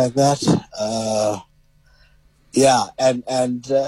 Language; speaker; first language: English; non-native, local second language; Xhosa